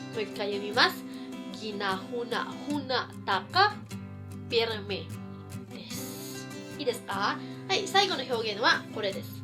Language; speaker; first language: Japanese; non-native, fluent; Cebuano